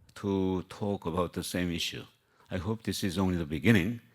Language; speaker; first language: English; non-native, fluent; Korean